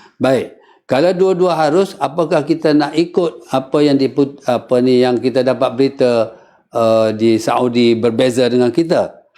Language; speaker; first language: Malay; native; Malay